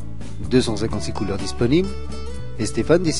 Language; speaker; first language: French; native; French